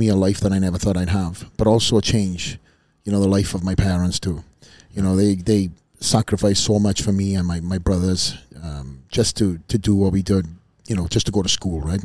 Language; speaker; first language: English; native; English